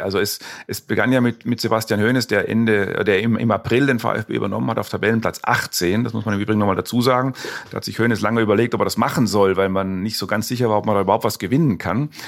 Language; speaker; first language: German; native; German